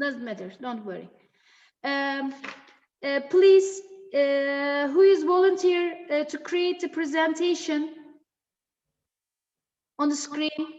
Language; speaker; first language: English; non-native, fluent; Turkish